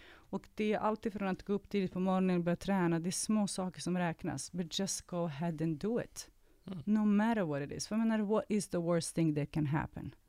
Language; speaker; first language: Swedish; early bilingual, other home language; Serbian